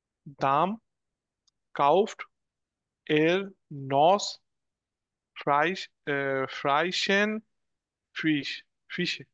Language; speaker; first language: German; non-native, learner; Bangla